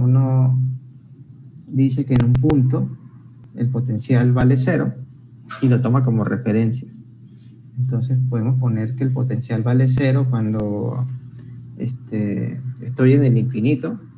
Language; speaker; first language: Spanish; native; Spanish